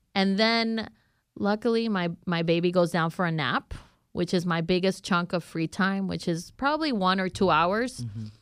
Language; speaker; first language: English; non-native, fluent; Spanish